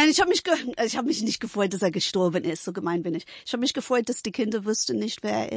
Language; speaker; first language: German; non-native, fluent; English